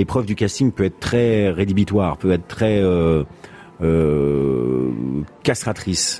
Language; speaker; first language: French; native; French